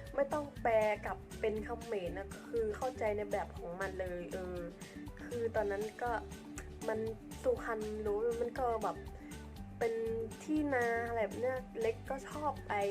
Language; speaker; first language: Thai; early bilingual, other home language; Khmer